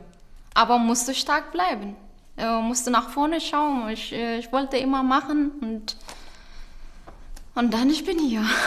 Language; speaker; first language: German; non-native, learner; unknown